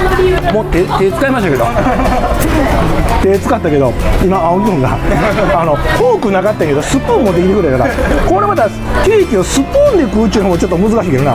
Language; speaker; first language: Japanese; native; Japanese